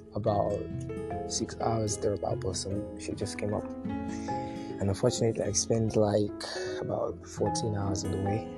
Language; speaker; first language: English; non-native, local second language; Yoruba